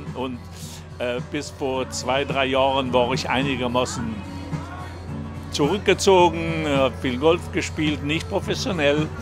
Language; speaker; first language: German; non-native, local second language; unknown